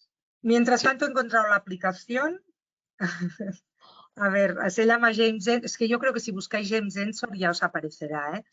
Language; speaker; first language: Spanish; non-native, fluent; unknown